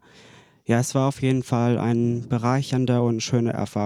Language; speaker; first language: German; non-native, fluent; French